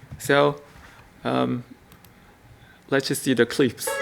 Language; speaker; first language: English; non-native, learner; Korean